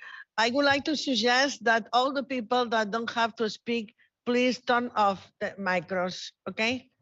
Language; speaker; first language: English; non-native, learner; Spanish